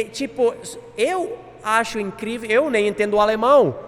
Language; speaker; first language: Portuguese; non-native, fluent; English